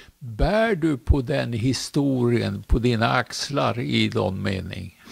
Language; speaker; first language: Swedish; native; Swedish